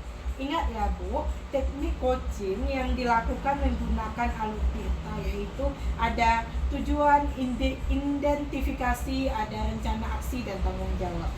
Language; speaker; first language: Indonesian; native; Indonesian